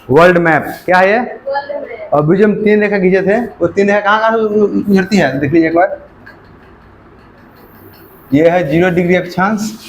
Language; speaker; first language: Hindi; native; Hindi